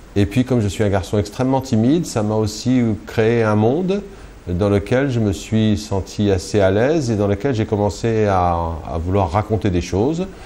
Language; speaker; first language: French; early bilingual, other home language; Kabyle